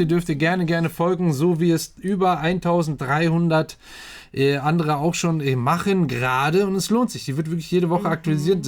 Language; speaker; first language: German; native; German